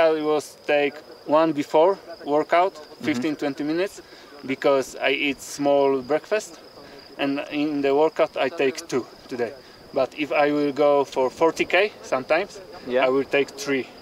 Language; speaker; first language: English; non-native, learner; Polish